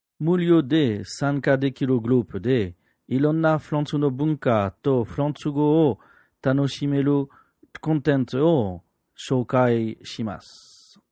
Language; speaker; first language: Japanese; non-native, fluent; French